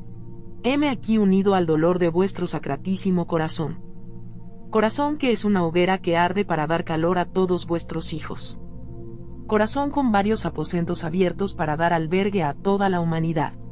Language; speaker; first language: Spanish; native; Spanish